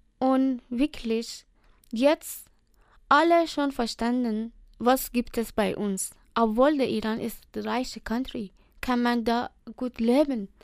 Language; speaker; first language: German; non-native, learner; Persian